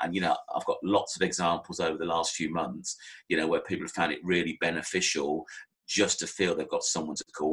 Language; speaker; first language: English; native; English